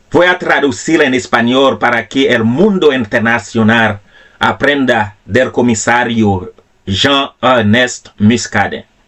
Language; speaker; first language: Spanish; non-native, fluent; Haitian Creole